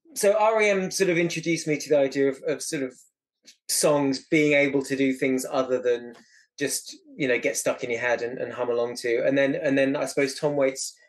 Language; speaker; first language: English; native; English